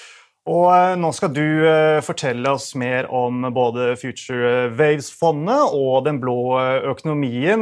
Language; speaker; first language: Norwegian; native; Norwegian